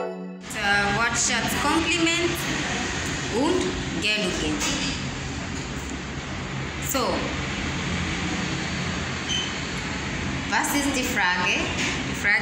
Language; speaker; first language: German; non-native, learner; English